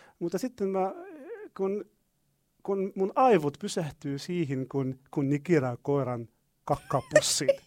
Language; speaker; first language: Finnish; non-native, learner; Arabic